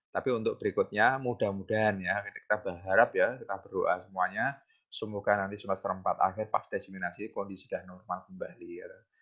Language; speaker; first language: Indonesian; non-native, local second language; Javanese